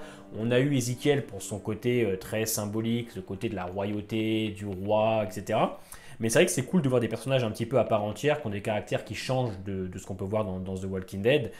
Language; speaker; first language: French; native; French